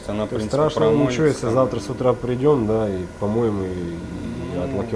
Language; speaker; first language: Russian; native; Russian